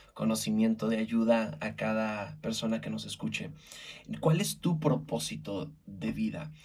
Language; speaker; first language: Spanish; native; Spanish